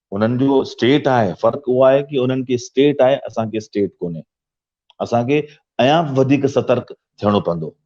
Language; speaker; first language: Sindhi; early bilingual, heritage; Sindhi